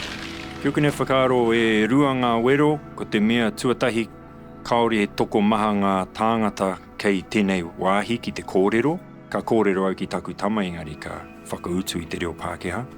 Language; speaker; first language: Māori; non-native, local second language; English